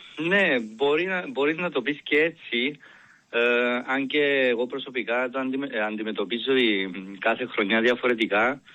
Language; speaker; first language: Greek; non-native, fluent; Serbian